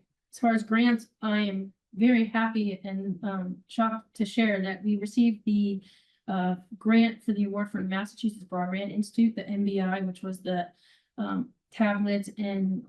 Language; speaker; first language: English; native; English